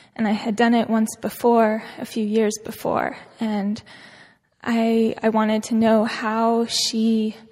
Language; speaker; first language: English; native; English